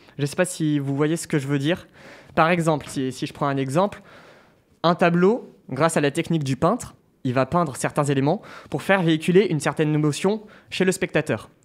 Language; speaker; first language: French; native; French